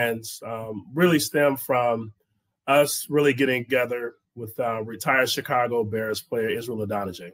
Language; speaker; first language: English; native; English